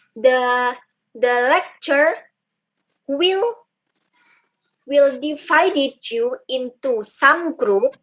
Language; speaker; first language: English; non-native, learner; Indonesian